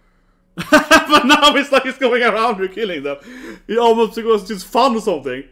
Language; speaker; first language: English; non-native, fluent; Swedish